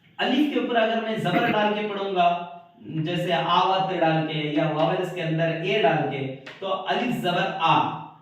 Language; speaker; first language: Urdu; native; Urdu